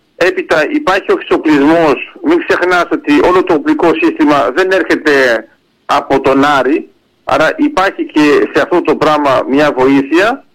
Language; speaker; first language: Greek; early bilingual, heritage; Greek